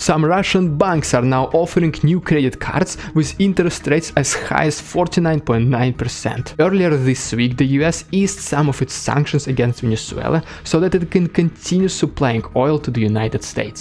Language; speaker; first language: English; non-native, fluent; Russian